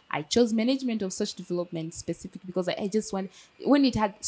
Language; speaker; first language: English; non-native, local second language; Swahili